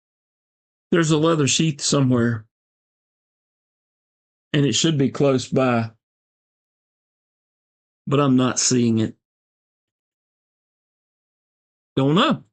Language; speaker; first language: English; native; English